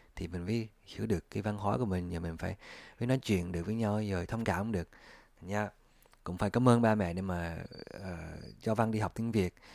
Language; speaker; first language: Vietnamese; early bilingual, heritage; English